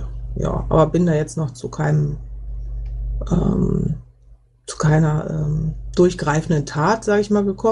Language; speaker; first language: German; native; German